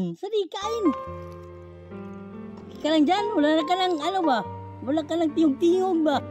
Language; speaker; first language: Filipino; non-native, local second language; Cebuano